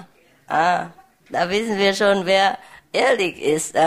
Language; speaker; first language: German; non-native, learner; Vietnamese